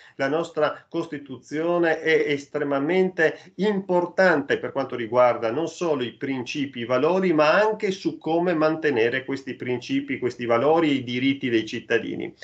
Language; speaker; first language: Italian; native; Italian